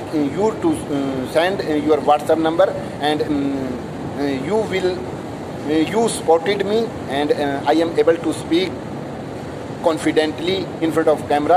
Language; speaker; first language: English; non-native, learner; Hindi